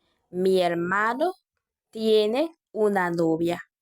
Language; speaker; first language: Spanish; non-native, learner; Haitian Creole